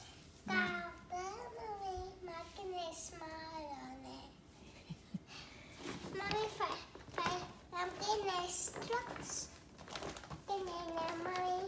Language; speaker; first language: Vietnamese; early bilingual, heritage; Vietnamese